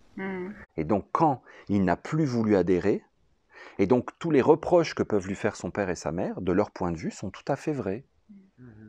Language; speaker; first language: French; native; French